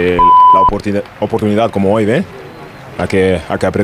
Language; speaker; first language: Spanish; non-native, learner; German